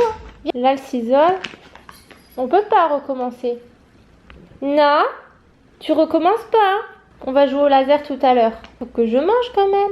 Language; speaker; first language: French; native; French